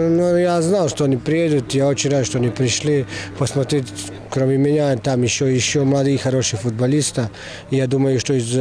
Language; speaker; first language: Russian; non-native, learner; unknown